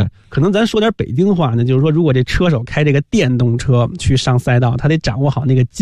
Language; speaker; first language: Chinese; native; Chinese